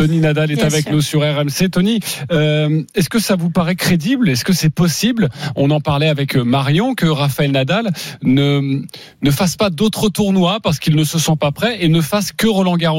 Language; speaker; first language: French; native; French